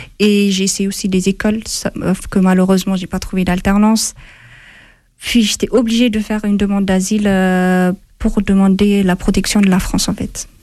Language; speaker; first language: French; non-native, fluent; Amharic